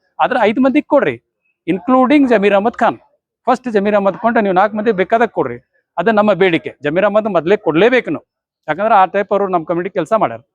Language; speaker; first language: Kannada; non-native, local second language; Urdu